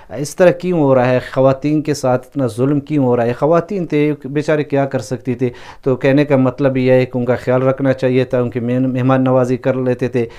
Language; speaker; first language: Urdu; non-native, local second language; Baluchi